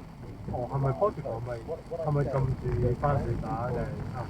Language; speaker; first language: Cantonese; early bilingual, heritage; Cantonese